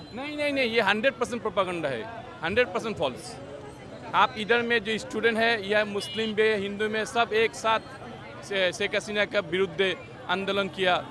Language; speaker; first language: Hindi; non-native, fluent; Bangla